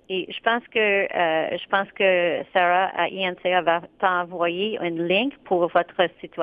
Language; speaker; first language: French; non-native, local second language; English